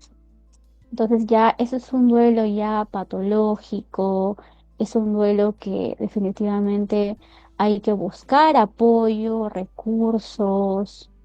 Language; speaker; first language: Spanish; native; Spanish